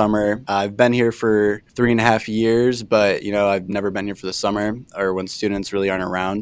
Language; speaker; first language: English; native; English